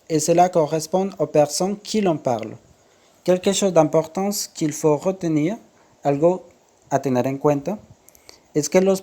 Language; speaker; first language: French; non-native, fluent; Spanish